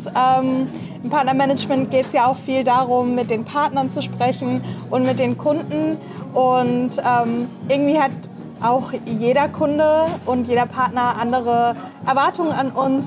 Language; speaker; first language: German; native; German